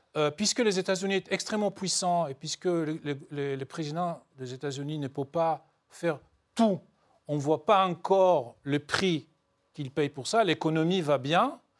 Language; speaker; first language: French; non-native, fluent; Hebrew